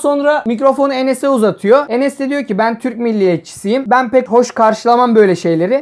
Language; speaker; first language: Turkish; native; Turkish